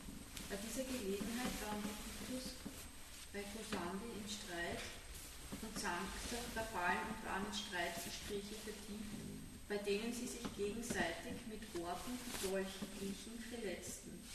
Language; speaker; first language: German; native; German